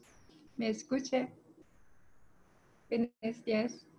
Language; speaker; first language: Spanish; non-native, learner; Chinese